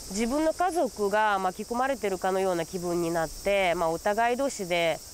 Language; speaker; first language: Japanese; non-native, fluent; Russian